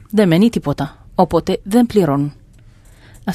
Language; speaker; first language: Greek; non-native, fluent; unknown